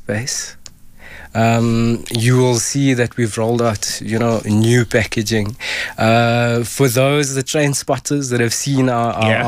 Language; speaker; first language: English; native; English